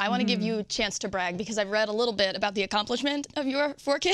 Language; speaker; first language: English; native; English